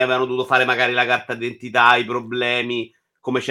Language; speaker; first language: Italian; native; Italian